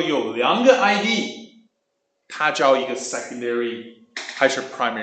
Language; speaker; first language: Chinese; non-native, learner; English